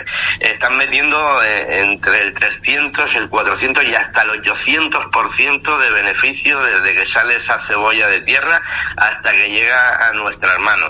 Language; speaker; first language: Spanish; native; Spanish